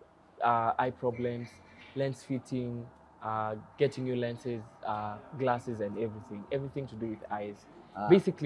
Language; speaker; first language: English; non-native, local second language; Kikuyu